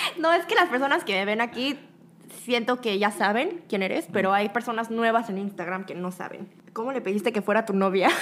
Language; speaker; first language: Spanish; native; Spanish